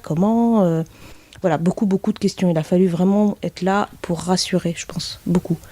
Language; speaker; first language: French; native; French